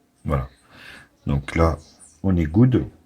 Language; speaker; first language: French; native; French